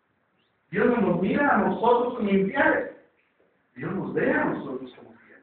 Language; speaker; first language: Spanish; native; Spanish